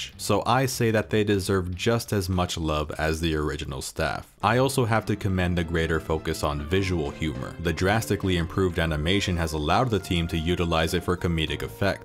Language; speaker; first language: English; native; English